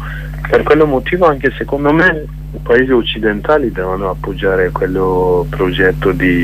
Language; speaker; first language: Italian; non-native, learner; Kurdish